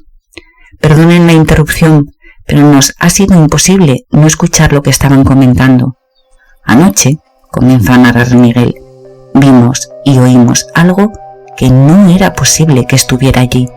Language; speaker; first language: Spanish; native; Spanish